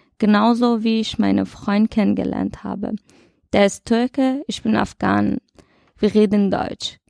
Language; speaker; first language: German; non-native, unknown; Persian